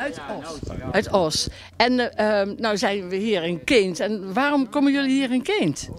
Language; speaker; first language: Dutch; native; Dutch